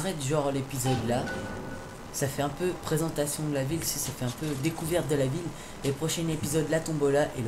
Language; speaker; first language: French; native; French